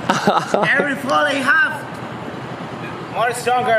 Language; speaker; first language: English; non-native, learner; Spanish